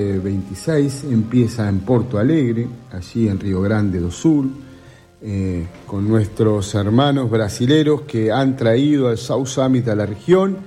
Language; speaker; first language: Spanish; native; Spanish